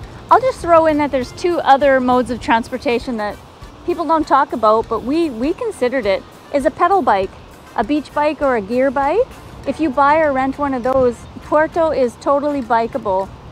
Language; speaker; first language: English; native; English